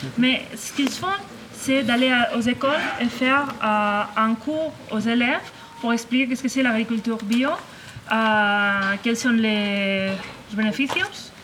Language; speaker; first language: French; non-native, learner; Catalan